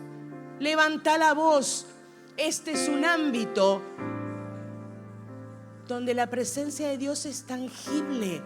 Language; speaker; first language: Spanish; native; Spanish